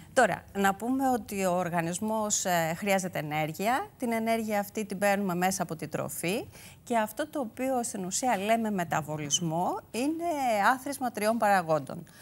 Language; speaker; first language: Greek; native; Greek